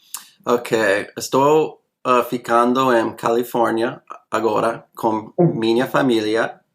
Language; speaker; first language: Portuguese; non-native, learner; English